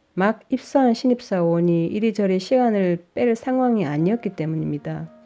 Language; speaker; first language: Korean; native; Korean